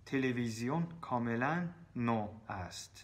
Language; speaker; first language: Persian; non-native, learner; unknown